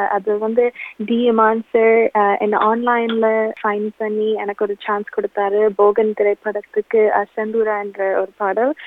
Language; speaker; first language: Tamil; early bilingual, heritage; Tamil